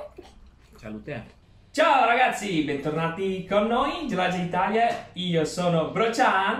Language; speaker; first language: Italian; non-native, fluent; Indonesian